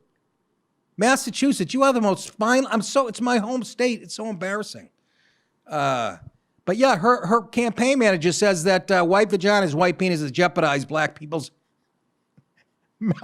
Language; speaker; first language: English; native; English